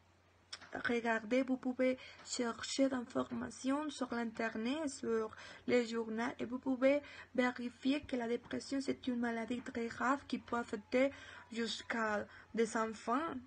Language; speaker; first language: French; non-native, learner; Spanish